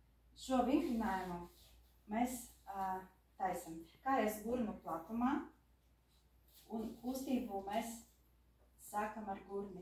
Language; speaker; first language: Latvian; non-native, learner; Russian